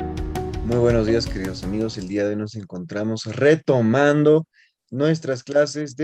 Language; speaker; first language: Spanish; native; Spanish